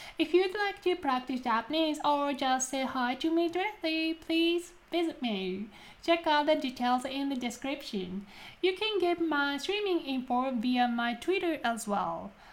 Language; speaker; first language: English; non-native, fluent; Japanese